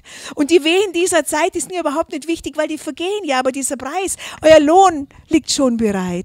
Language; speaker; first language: German; native; German